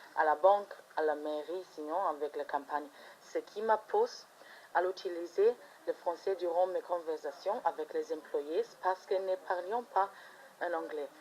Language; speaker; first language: French; non-native, fluent; German